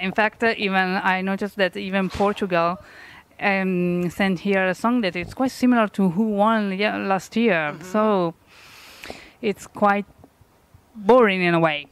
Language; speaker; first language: English; non-native, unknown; Italian